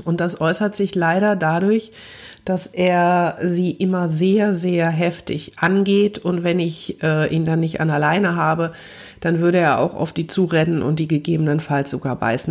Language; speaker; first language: German; native; German